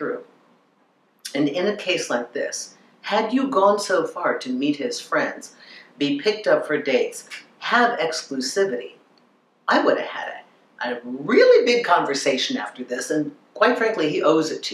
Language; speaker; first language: English; native; English